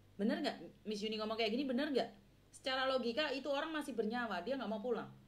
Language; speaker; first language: Indonesian; non-native, local second language; Javanese